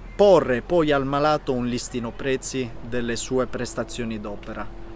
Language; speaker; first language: Italian; native; Italian